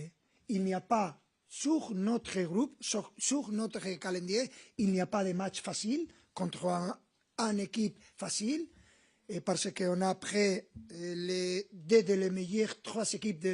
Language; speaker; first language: French; non-native, learner; Spanish